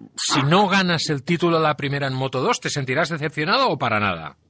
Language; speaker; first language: Spanish; non-native, local second language; Catalan